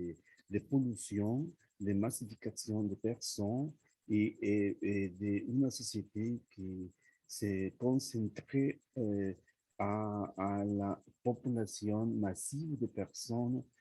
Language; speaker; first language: French; non-native, learner; Spanish